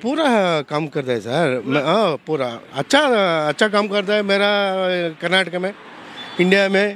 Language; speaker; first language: Hindi; non-native, local second language; Kannada